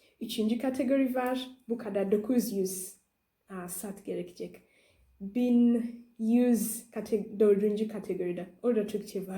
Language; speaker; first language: Turkish; non-native, learner; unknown